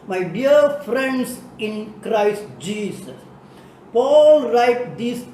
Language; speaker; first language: English; non-native, local second language; Tamil